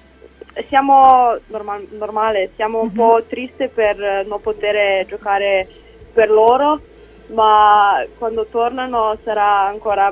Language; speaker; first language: Italian; non-native, learner; Slovenian